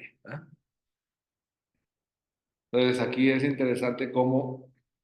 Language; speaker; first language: Spanish; native; Spanish